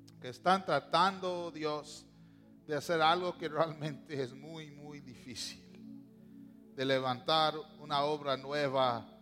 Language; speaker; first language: Spanish; non-native, local second language; English